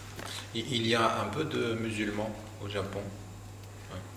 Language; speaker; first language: French; native; French